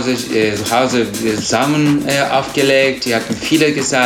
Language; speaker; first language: German; non-native, learner; Turkish